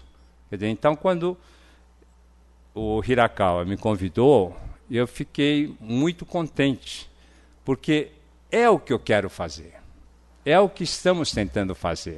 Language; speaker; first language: Portuguese; early bilingual, other home language; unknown